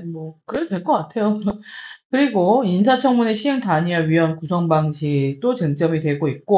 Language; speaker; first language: Korean; native; Korean